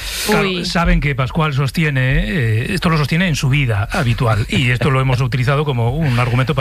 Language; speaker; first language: Spanish; native; Spanish